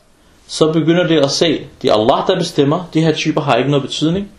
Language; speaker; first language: Danish; early bilingual, other home language; Arabic